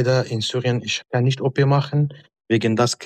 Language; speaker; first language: German; non-native, learner; Kurdish